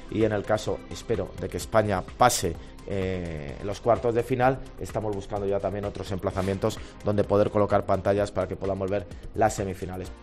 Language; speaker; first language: Spanish; native; Spanish